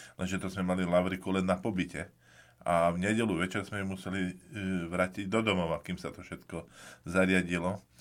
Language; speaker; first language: Slovak; native; Slovak